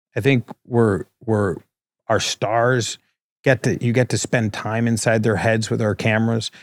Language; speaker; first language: English; native; English